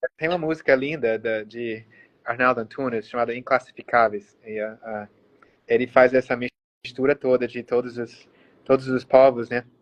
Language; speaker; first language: Portuguese; early bilingual, heritage; Portuguese